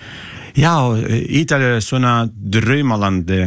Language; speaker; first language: Icelandic; non-native, learner; Italian